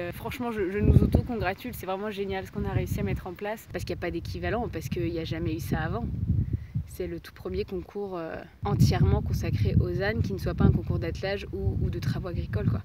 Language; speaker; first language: French; native; French